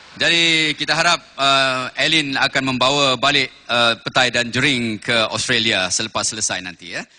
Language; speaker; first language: Malay; native; Malay